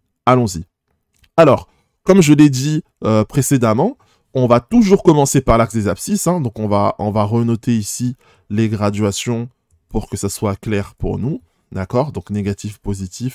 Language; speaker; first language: French; native; French